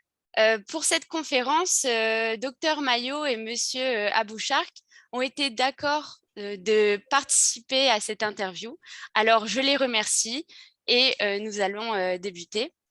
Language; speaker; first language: French; native; French